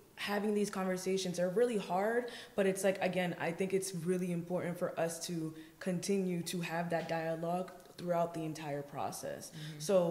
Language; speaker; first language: English; native; English